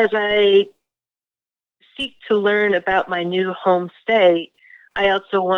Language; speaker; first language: English; native; English